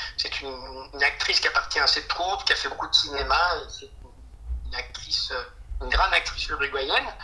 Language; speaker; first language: French; non-native, fluent; Spanish